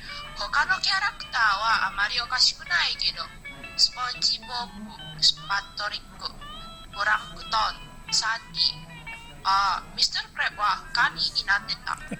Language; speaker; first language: Japanese; non-native, learner; Indonesian